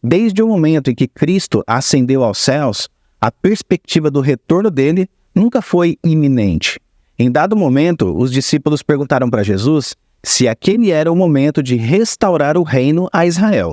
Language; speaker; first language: Portuguese; native; Portuguese